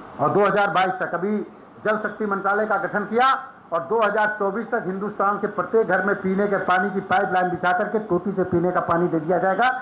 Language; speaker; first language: Hindi; native; Hindi